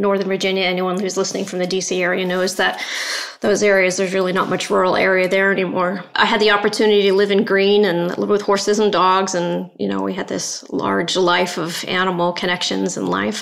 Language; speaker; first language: English; native; English